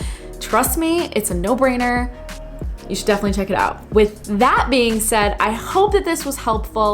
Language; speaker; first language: English; native; English